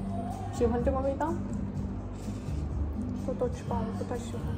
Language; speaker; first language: Chinese; non-native, learner; Korean